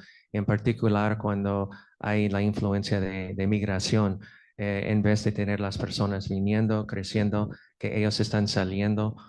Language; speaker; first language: Spanish; non-native, fluent; English